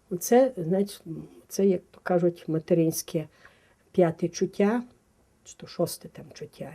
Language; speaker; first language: Ukrainian; native; Ukrainian